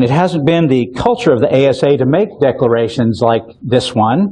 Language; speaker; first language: English; native; English